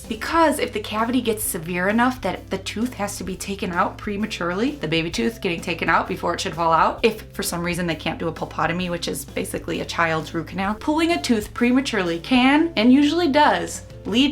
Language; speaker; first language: English; native; English